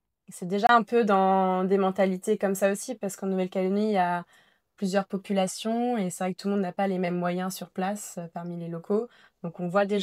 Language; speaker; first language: French; native; French